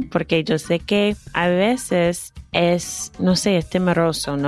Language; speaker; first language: Spanish; non-native, fluent; English